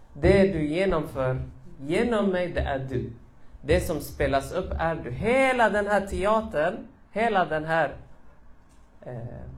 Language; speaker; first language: Swedish; early bilingual, other home language; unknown